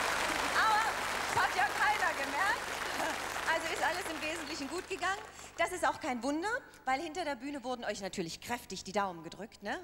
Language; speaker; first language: German; native; German